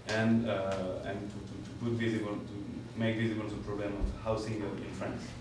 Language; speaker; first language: English; non-native, fluent; French